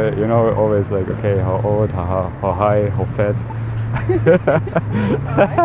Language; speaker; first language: English; non-native, fluent; German